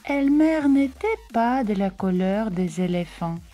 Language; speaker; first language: French; non-native, fluent; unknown